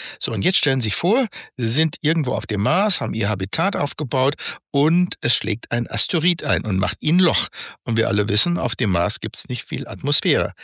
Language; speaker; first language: German; native; German